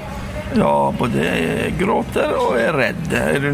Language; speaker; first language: Swedish; non-native, fluent; Persian